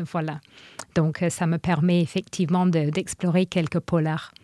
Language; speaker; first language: French; non-native, fluent; English